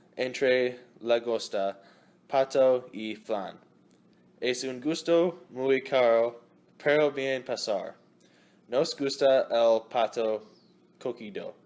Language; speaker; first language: Spanish; non-native, learner; English